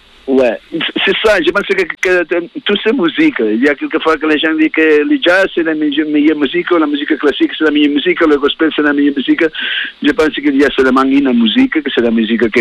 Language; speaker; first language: French; non-native, learner; Spanish